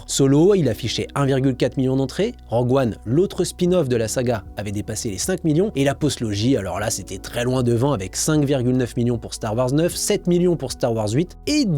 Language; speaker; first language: French; native; French